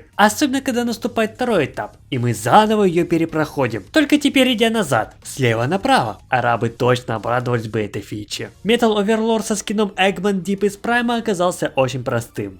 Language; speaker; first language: Russian; native; Russian